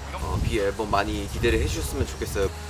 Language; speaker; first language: Korean; native; Korean